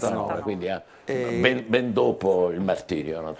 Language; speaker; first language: Italian; native; Italian